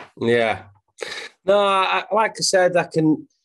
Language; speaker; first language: English; native; English